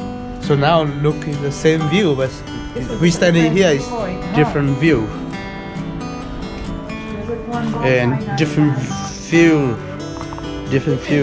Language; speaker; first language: English; non-native, learner; Vietnamese